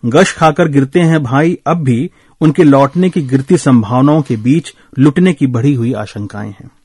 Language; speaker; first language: Hindi; native; Hindi